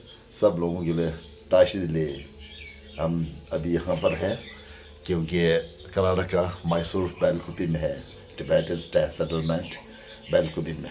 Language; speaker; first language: Hindi; non-native, local second language; Tibetan